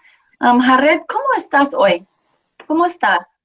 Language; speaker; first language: Spanish; non-native, fluent; English